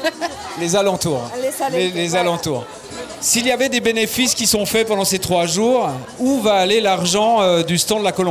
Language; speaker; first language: French; native; French